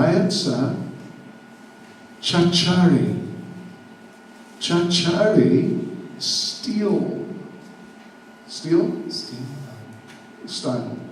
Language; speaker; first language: Russian; non-native, learner; English